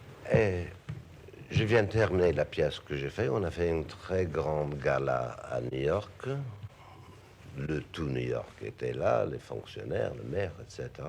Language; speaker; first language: French; non-native, fluent; English